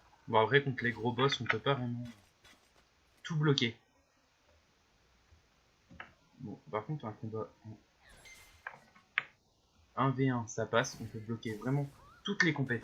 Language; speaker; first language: French; native; French